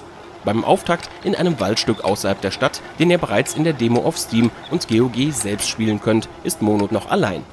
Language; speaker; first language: German; native; German